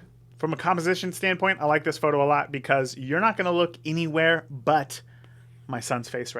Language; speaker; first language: English; native; English